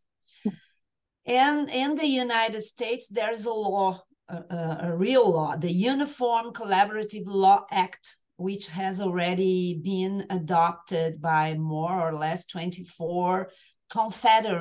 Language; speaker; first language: English; non-native, fluent; Portuguese